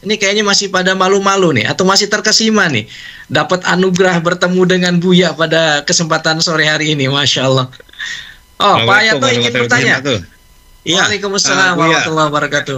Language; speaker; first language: Indonesian; native; Indonesian